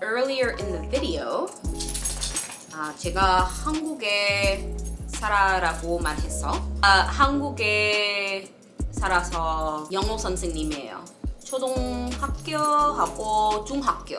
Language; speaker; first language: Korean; non-native, learner; English